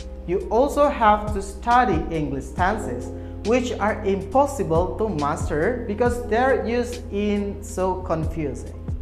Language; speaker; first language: English; non-native, fluent; Indonesian